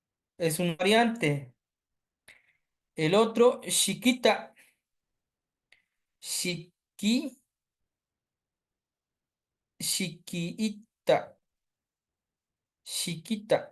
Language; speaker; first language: Spanish; native; Spanish